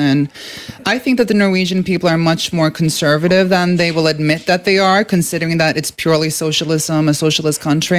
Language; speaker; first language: English; non-native, fluent; Norwegian